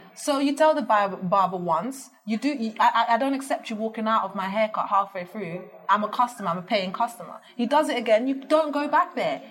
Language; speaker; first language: English; early bilingual, other home language; Dutch